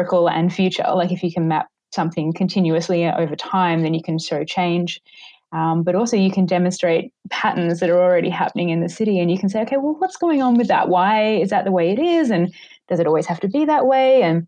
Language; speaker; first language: English; native; English